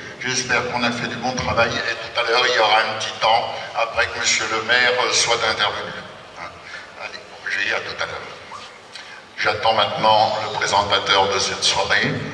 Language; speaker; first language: French; native; French